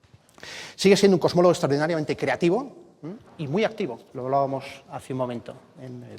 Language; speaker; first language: Spanish; native; Spanish